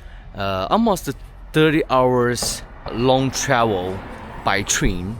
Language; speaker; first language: English; non-native, learner; Chinese